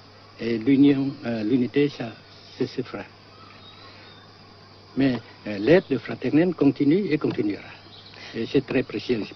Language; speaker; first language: French; non-native, fluent; Vietnamese